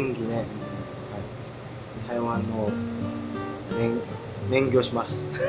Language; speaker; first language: Japanese; non-native, learner; Chinese